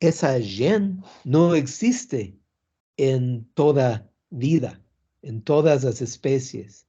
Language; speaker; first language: Portuguese; non-native, learner; English